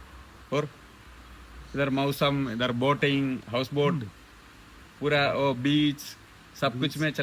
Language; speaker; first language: Hindi; non-native, local second language; Malayalam